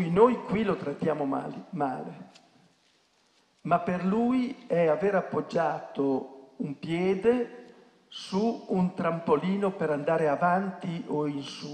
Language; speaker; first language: Italian; native; Italian